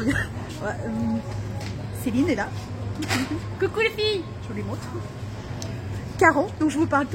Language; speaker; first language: French; native; French